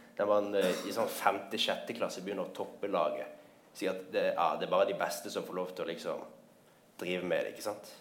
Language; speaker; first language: Norwegian; native; Norwegian